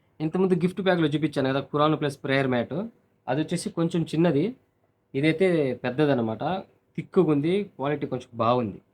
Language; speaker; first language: Telugu; non-native, local second language; Urdu